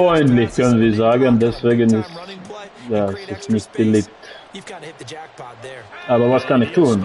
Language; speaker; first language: German; non-native, learner; Russian